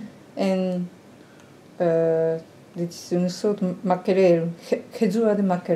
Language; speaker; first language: Dutch; non-native, fluent; Japanese